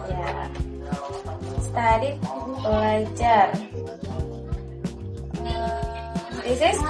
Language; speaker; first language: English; non-native, learner; Indonesian